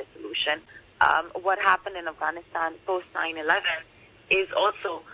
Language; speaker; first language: English; non-native, local second language; Urdu